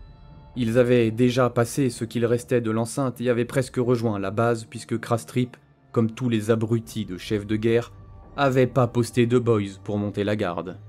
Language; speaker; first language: French; native; French